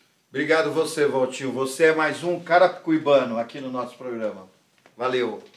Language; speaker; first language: Portuguese; native; Portuguese